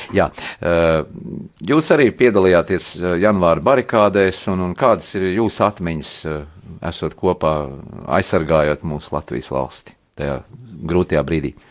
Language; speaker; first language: Latvian; native; Latvian